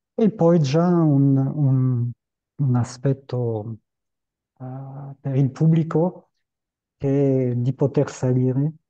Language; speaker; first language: Italian; non-native, fluent; French